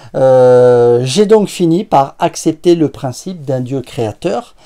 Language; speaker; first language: French; native; French